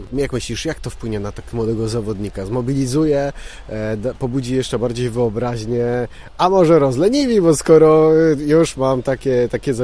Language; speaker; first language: Polish; native; Polish